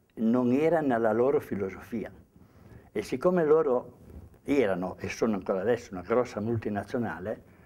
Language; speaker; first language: Italian; native; Italian